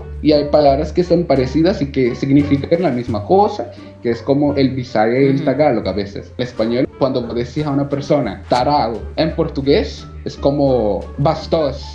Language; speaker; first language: Spanish; non-native, fluent; Portuguese